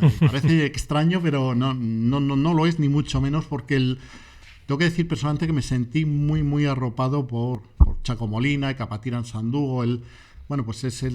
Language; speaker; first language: Spanish; native; Spanish